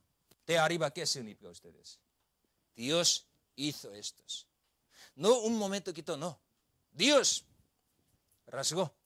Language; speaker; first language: Spanish; non-native, learner; Korean